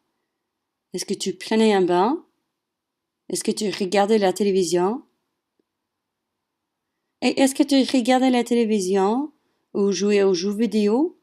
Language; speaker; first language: French; non-native, learner; English